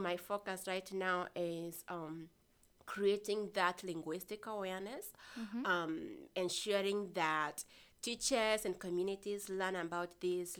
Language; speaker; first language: English; non-native, local second language; Meru